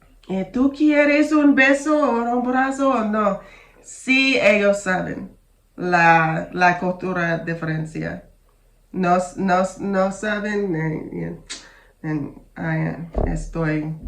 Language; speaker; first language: Spanish; non-native, learner; English